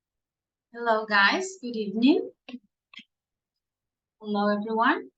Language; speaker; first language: English; non-native, fluent; Spanish